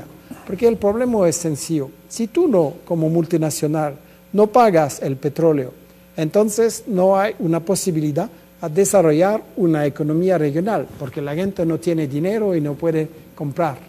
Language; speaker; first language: Spanish; non-native, fluent; French